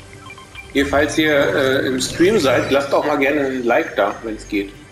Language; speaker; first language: German; native; German